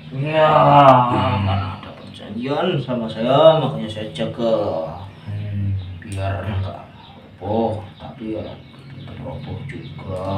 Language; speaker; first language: Indonesian; non-native, local second language; Javanese